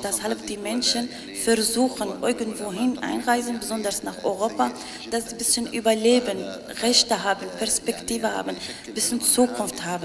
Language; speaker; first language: German; non-native, learner; Arabic